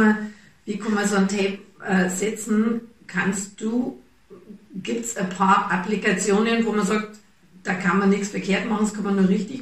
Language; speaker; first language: German; native; German